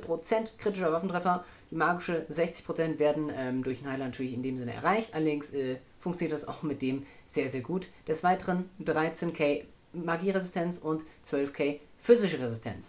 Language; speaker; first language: German; native; German